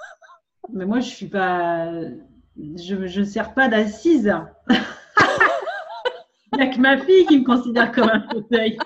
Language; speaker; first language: French; native; French